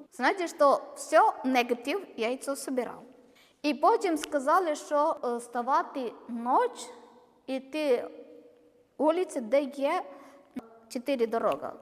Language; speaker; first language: Ukrainian; non-native, learner; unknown